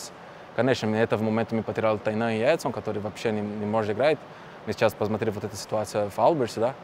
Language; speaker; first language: Russian; non-native, learner; Portuguese